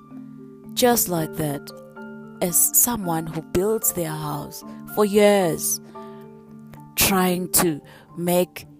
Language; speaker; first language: English; non-native, local second language; Zulu